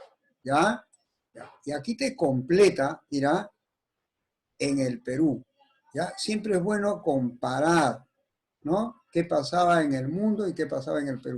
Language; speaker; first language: Spanish; native; Spanish